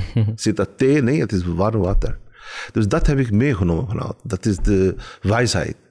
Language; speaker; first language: Dutch; non-native, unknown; Urdu